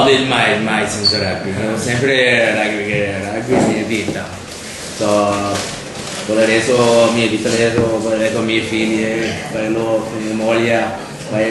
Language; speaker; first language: Italian; non-native, learner; English